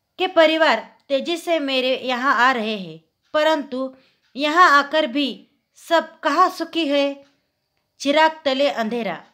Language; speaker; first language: Hindi; non-native, local second language; Marathi